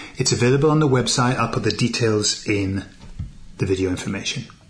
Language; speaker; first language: English; native; English